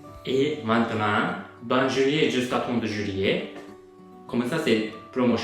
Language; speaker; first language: French; non-native, learner; Japanese